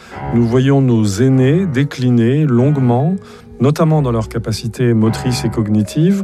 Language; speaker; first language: French; native; French